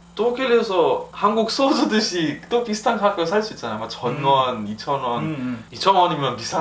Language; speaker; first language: Korean; non-native, fluent; German